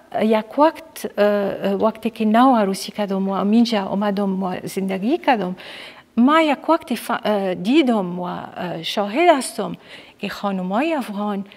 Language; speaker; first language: Persian; non-native, fluent; Arabic